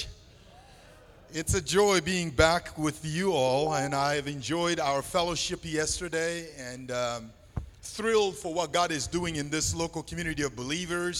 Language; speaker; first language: English; non-native, fluent; Sango